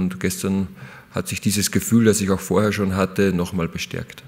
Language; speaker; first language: German; native; German